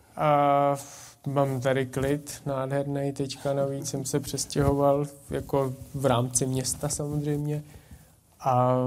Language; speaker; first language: Czech; native; Czech